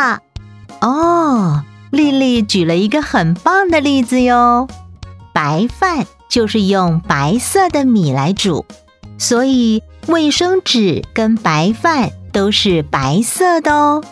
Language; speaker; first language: Chinese; native; Chinese